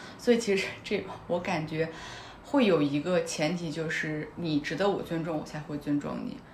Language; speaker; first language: Chinese; non-native, local second language; Kazakh